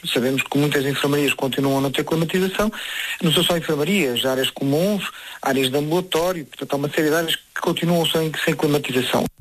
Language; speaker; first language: Portuguese; native; Portuguese